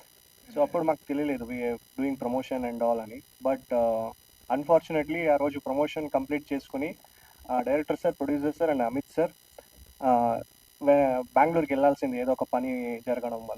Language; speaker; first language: Telugu; native; Telugu